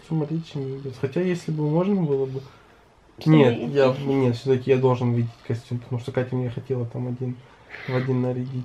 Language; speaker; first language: Russian; native; Russian